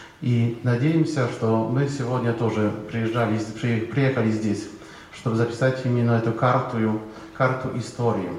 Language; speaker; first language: Russian; non-native, fluent; Polish